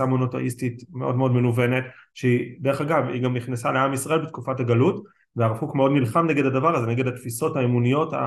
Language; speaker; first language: Hebrew; native; Hebrew